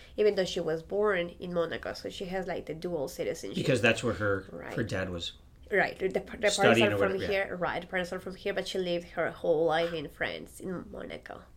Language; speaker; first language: English; non-native, fluent; Spanish